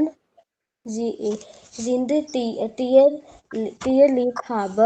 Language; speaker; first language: German; non-native, learner; Hindi